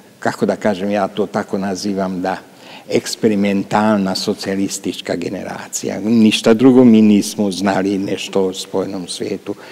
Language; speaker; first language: Croatian; non-native, local second language; Hungarian